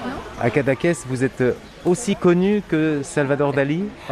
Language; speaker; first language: French; native; French